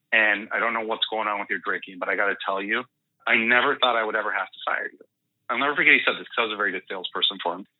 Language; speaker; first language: English; early bilingual, other home language; Spanish